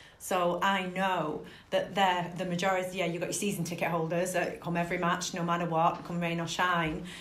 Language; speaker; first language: English; native; English